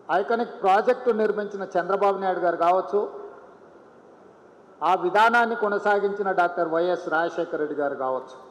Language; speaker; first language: Telugu; native; Telugu